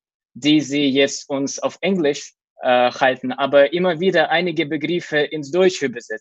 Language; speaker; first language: German; non-native, fluent; Russian